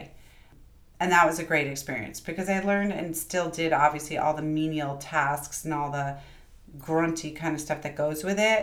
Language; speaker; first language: English; native; English